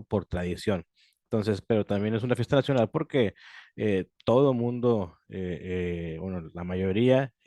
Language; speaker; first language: Spanish; native; Spanish